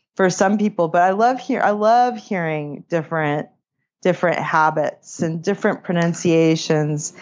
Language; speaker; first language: English; native; English